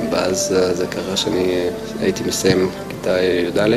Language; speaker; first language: Hebrew; non-native, fluent; Russian